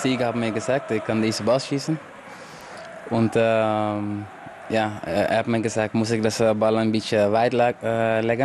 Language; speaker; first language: German; non-native, learner; Dutch